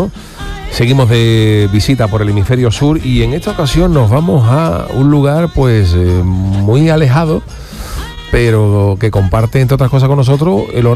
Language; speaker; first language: Spanish; native; Spanish